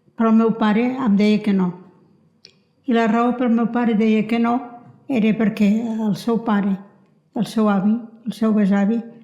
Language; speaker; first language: Catalan; native; Catalan